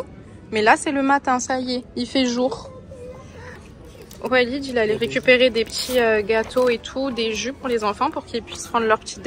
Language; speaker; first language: French; native; French